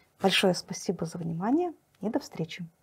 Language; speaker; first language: Russian; native; Russian